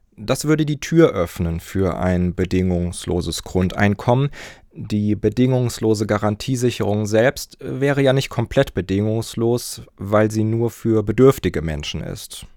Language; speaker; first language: German; native; German